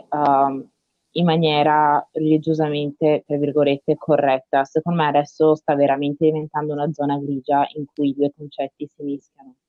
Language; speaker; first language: Italian; early bilingual, other home language; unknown